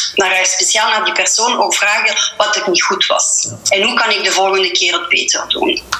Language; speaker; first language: Dutch; non-native, fluent; French